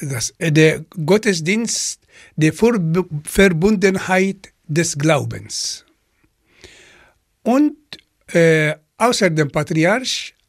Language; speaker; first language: German; non-native, fluent; Arabic